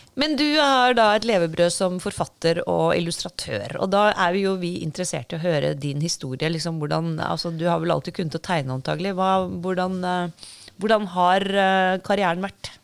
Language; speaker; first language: Norwegian; native; Norwegian